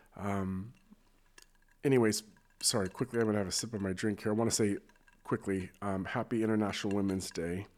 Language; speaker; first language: English; native; English